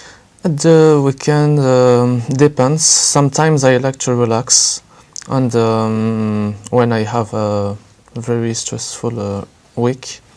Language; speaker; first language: English; non-native, learner; French